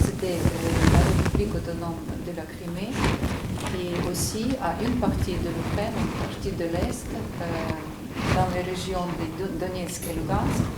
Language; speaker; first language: French; non-native, fluent; Ukrainian